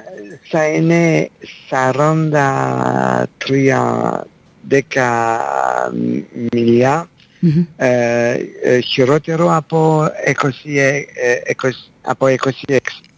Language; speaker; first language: Greek; non-native, fluent; French